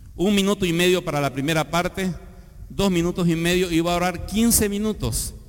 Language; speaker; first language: Spanish; native; Spanish